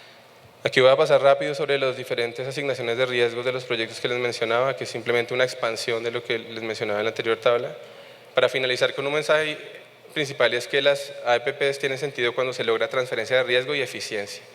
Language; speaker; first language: Spanish; native; Spanish